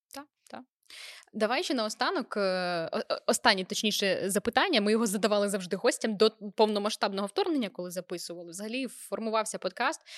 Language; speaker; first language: Ukrainian; native; Ukrainian